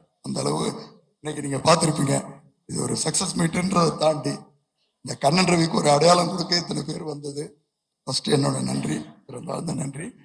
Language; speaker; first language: Tamil; native; Tamil